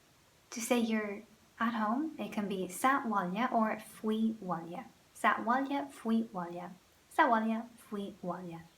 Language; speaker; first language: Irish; non-native, local second language; English